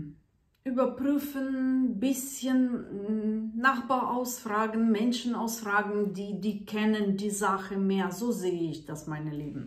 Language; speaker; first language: German; non-native, fluent; Russian